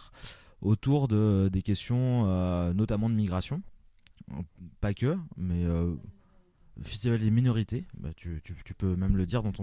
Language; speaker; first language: French; native; French